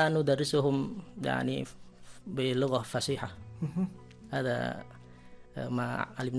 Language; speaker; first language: Arabic; non-native, fluent; Indonesian